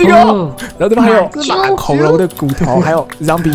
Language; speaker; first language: Chinese; native; Chinese